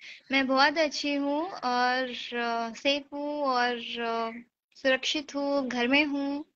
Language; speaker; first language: Hindi; native; Hindi